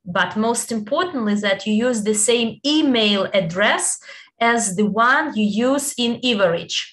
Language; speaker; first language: English; non-native, fluent; Italian